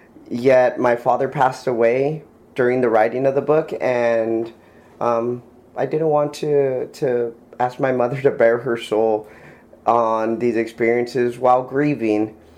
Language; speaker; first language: English; early bilingual, other home language; Spanish